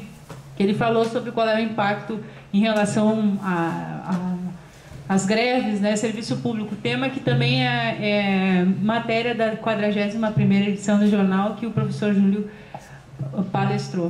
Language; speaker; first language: Portuguese; native; Portuguese